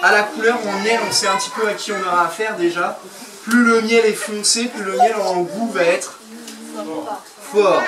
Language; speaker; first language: French; native; French